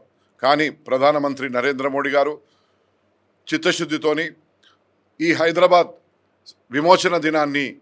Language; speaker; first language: Telugu; native; Telugu